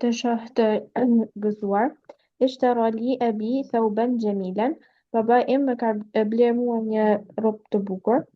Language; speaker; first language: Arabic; non-native, learner; Albanian